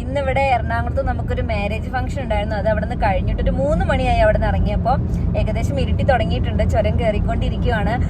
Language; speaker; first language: Malayalam; native; Malayalam